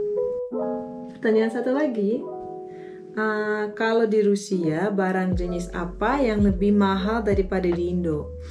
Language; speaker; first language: Indonesian; non-native, fluent; Russian